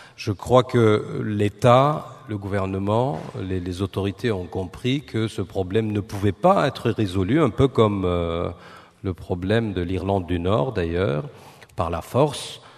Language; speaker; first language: French; non-native, fluent; Turkish